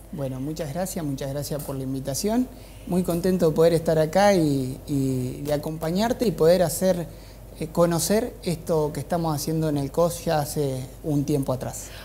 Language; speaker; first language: Spanish; native; Spanish